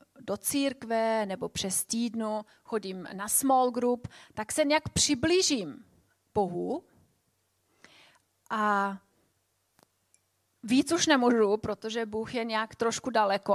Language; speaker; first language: Czech; non-native, fluent; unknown